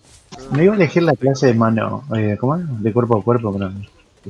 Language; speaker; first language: Spanish; native; Spanish